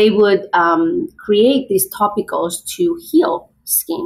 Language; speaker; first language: English; non-native, fluent; Spanish